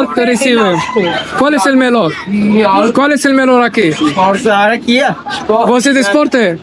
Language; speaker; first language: Spanish; non-native, learner; Arabic